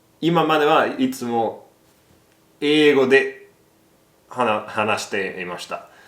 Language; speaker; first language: Japanese; non-native, learner; English